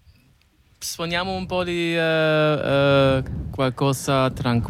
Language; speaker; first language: Italian; non-native, learner; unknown